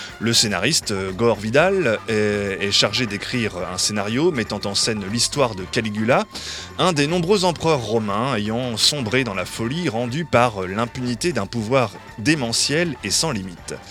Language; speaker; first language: French; native; French